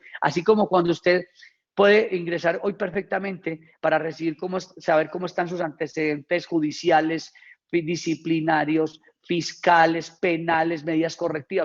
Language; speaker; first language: Spanish; native; Spanish